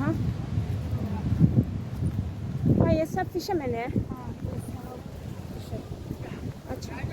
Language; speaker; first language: Hindi; non-native, local second language; Tibetan